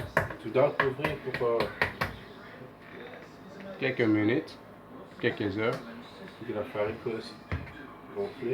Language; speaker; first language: French; non-native, fluent; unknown